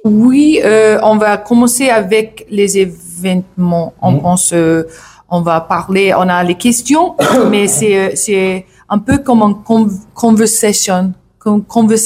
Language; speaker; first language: French; non-native, learner; English